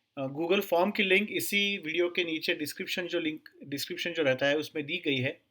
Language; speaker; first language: Hindi; non-native, local second language; Marathi